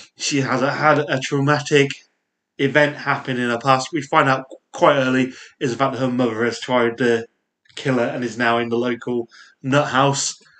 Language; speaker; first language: English; native; English